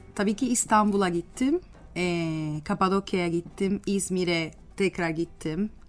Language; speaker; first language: Turkish; non-native, fluent; Spanish